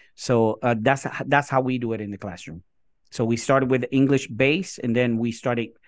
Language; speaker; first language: English; non-native, fluent; Spanish